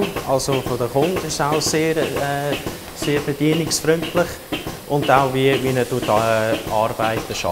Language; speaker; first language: German; early bilingual, heritage; German